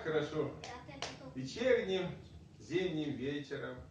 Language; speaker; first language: Russian; native; Russian